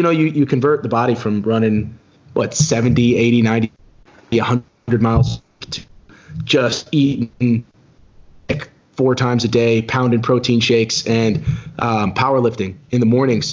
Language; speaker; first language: English; native; English